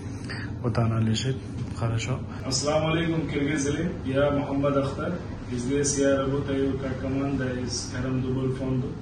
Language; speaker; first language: Russian; non-native, learner; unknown